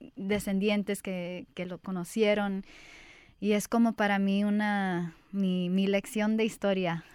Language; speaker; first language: Spanish; early bilingual, heritage; Spanish